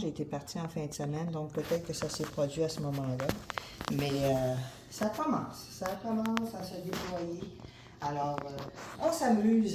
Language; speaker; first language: French; native; French